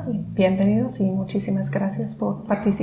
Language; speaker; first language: Spanish; non-native, fluent; English